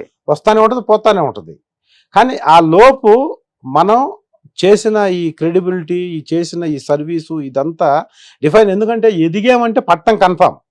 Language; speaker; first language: Telugu; native; Telugu